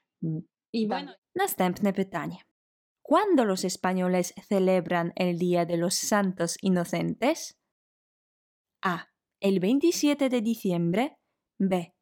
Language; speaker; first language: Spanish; non-native, fluent; Polish